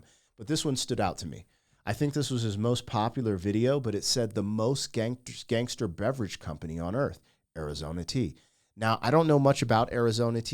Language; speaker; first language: English; native; English